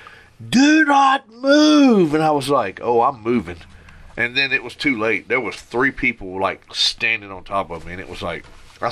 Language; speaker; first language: English; native; English